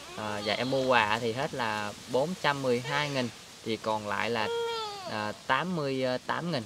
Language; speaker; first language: Vietnamese; native; Vietnamese